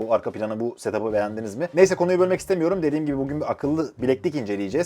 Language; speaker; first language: Turkish; native; Turkish